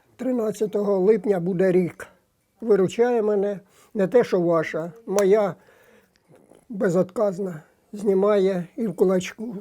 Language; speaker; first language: Ukrainian; native; Ukrainian